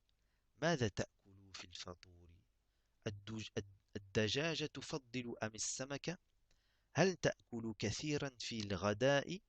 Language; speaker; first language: Arabic; non-native, fluent; French